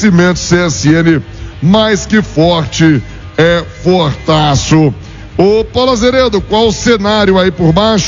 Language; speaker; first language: Portuguese; native; Portuguese